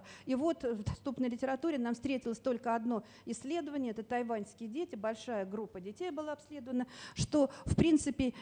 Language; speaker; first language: Russian; native; Russian